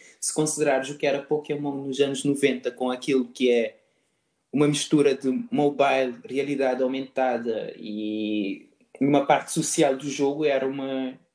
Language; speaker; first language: Portuguese; non-native, local second language; Kabuverdianu